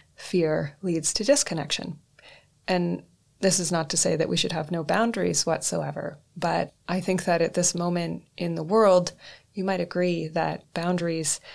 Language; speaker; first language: English; native; English